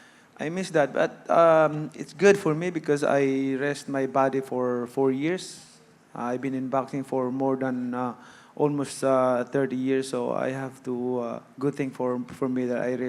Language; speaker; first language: English; non-native, local second language; Cebuano